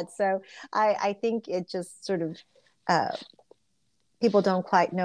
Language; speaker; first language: English; early bilingual, other home language; Korean